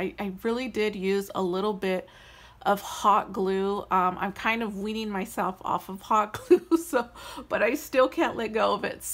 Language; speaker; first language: English; native; English